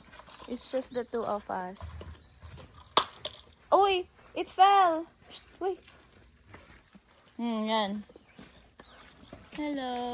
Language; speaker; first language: English; non-native, local second language; Filipino